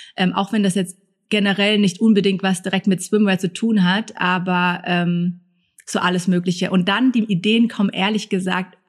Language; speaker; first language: German; early bilingual, other home language; Thai